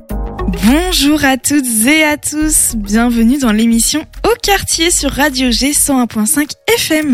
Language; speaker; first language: French; native; French